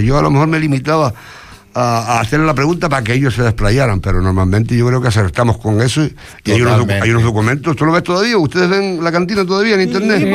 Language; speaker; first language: Spanish; native; Spanish